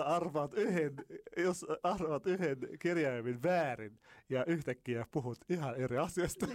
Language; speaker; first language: Finnish; non-native, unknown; Arabic